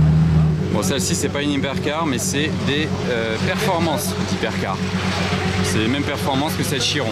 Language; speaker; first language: French; native; French